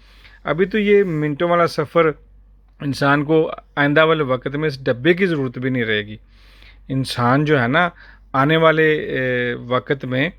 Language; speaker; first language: Urdu; native; Urdu